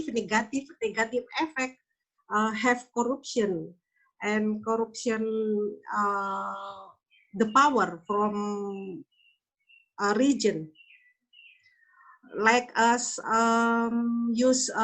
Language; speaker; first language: English; non-native, learner; Indonesian